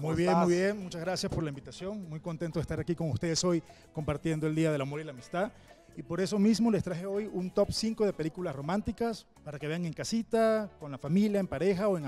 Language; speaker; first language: Spanish; native; Spanish